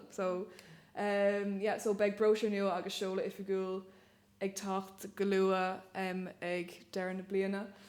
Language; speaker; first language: Irish; native; Irish